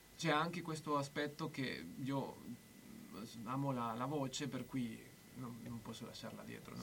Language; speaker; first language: Italian; non-native, fluent; Spanish